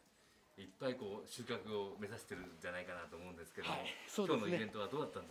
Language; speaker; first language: Japanese; native; Japanese